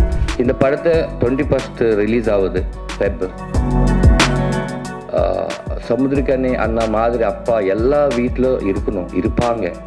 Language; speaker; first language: Tamil; non-native, learner; Telugu